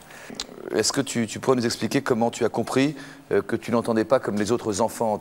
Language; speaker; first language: French; native; French